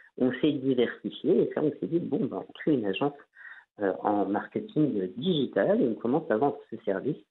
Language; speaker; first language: French; non-native, local second language; Arabic